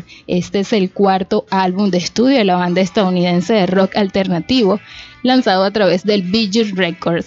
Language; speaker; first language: Spanish; native; Spanish